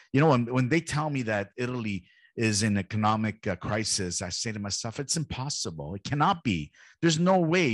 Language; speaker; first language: English; early bilingual, heritage; Italian